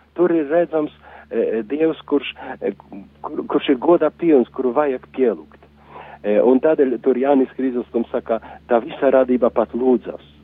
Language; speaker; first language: Latvian; non-native, fluent; Polish